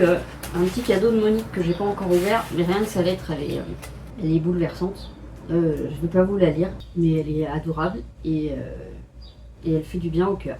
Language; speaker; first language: French; native; French